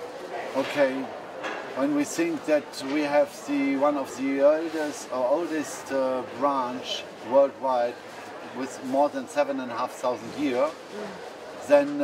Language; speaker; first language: English; non-native, fluent; German